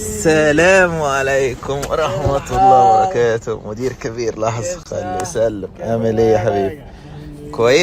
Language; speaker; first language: Arabic; native; Arabic